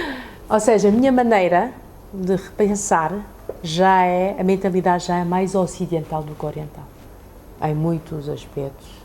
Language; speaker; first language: Portuguese; early bilingual, other home language; Chinese